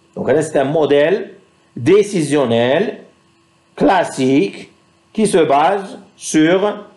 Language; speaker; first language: French; non-native, local second language; Arabic